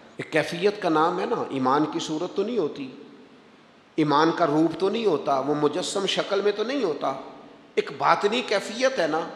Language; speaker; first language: Urdu; non-native, local second language; Punjabi